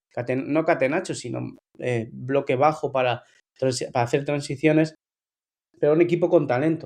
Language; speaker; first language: Spanish; native; Spanish